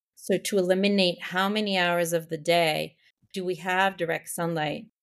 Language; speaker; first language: English; non-native, fluent; Spanish